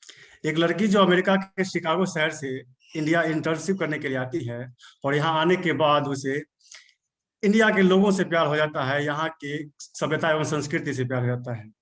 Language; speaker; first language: Hindi; native; Hindi